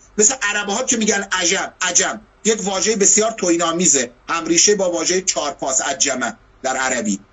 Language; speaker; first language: Persian; non-native, local second language; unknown